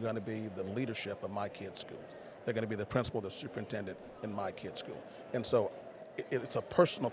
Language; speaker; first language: English; native; English